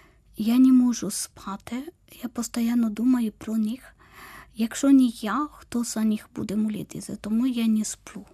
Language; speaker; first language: Ukrainian; non-native, learner; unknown